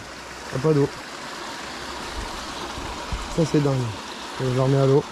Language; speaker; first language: French; native; French